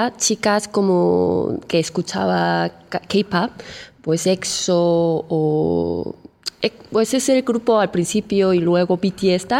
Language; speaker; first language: Spanish; non-native, fluent; Korean